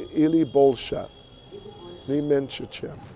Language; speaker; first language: Russian; non-native, learner; English